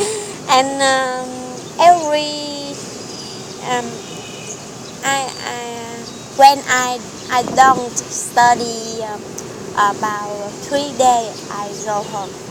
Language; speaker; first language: English; non-native, learner; Vietnamese